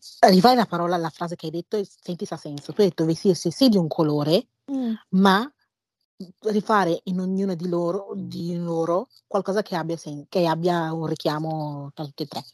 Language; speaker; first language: Italian; early bilingual, other home language; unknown